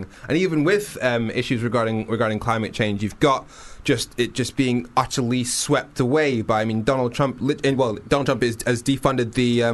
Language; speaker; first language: English; native; English